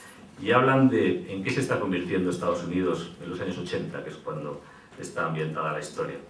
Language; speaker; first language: Spanish; native; Spanish